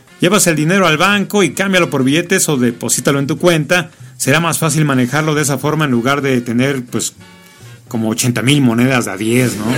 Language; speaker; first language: Spanish; native; Spanish